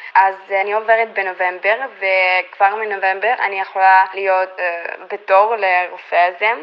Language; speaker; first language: Hebrew; early bilingual, other home language; Russian